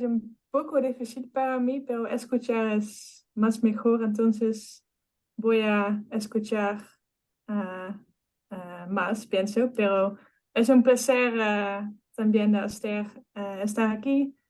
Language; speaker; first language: Spanish; non-native, learner; Dutch